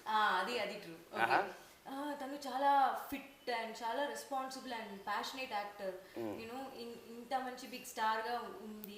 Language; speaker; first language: Telugu; non-native, learner; Tamil